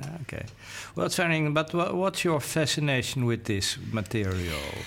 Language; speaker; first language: English; non-native, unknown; Dutch